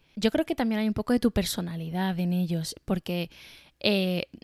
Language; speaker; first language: Spanish; native; Spanish